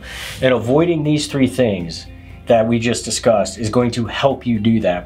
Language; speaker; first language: English; native; English